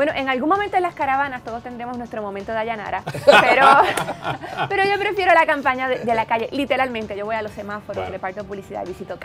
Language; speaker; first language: Spanish; native; Spanish